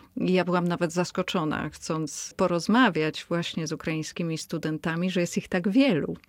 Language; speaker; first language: Polish; native; Polish